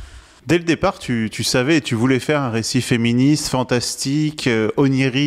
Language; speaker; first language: French; native; French